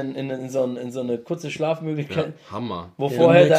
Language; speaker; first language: German; native; German